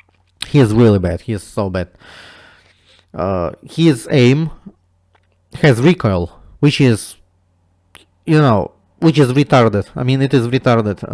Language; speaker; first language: English; non-native, fluent; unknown